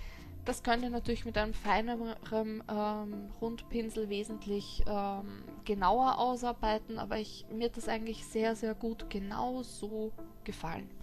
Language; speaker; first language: German; native; German